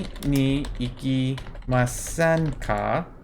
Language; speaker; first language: Japanese; non-native, learner; English